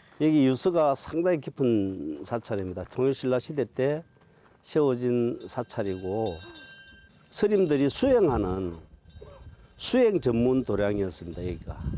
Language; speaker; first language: Korean; native; Korean